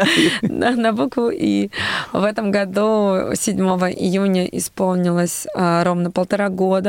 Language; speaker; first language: Russian; native; Russian